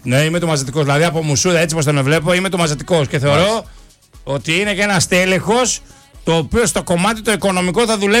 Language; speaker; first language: Greek; native; Greek